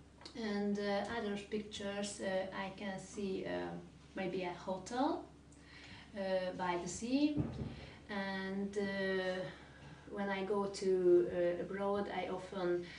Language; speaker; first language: English; non-native, learner; Hungarian